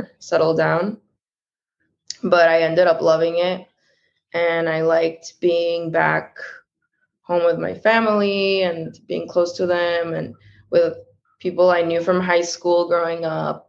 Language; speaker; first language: English; early bilingual, other home language; Spanish